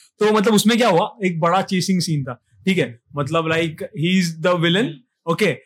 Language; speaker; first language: Hindi; non-native, local second language; Marathi